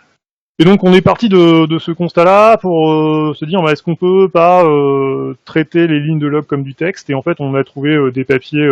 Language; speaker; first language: French; native; French